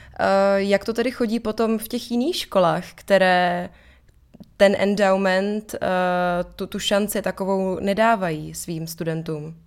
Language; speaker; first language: Czech; native; Czech